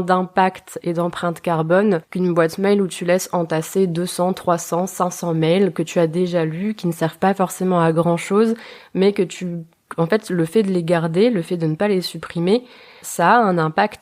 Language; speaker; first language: French; native; French